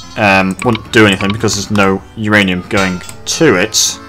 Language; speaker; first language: English; native; English